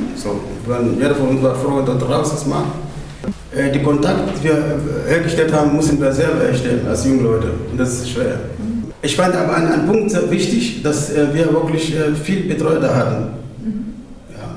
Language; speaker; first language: German; non-native, fluent; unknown